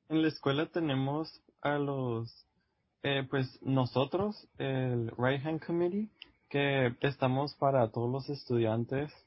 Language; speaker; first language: Spanish; early bilingual, heritage; Spanish